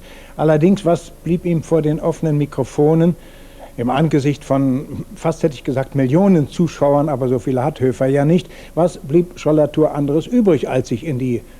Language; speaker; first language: German; native; German